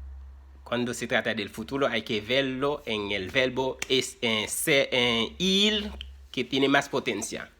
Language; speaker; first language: Spanish; non-native, fluent; Haitian Creole